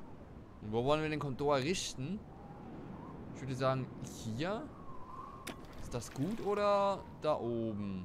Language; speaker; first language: German; native; German